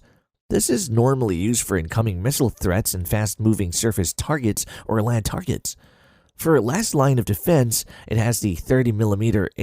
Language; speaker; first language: English; non-native, fluent; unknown